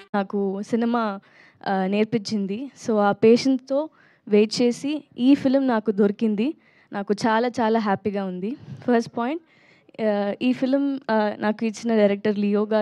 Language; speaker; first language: Telugu; non-native, learner; Tamil